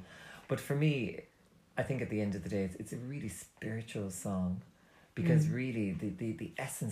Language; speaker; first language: English; native; English